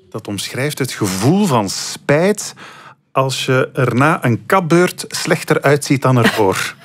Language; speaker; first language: Dutch; native; Dutch